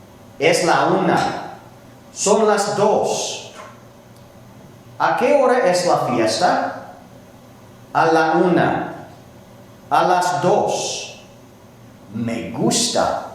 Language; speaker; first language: Spanish; non-native, fluent; English